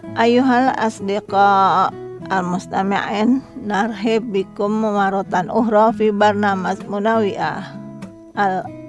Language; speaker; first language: Arabic; non-native, fluent; Indonesian